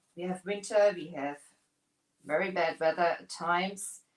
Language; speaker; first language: English; non-native, fluent; German